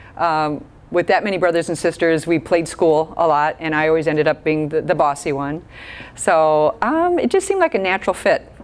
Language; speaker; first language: English; native; English